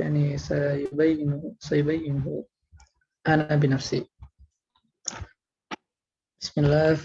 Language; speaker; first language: Arabic; non-native, learner; Indonesian